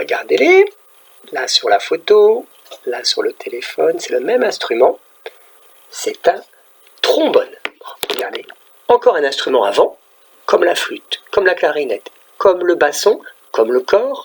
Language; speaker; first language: French; native; French